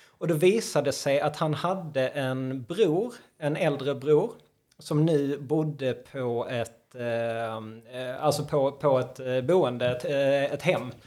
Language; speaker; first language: Swedish; native; Swedish